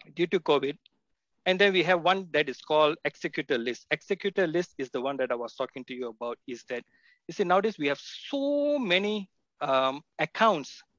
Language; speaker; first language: English; non-native, local second language; Tamil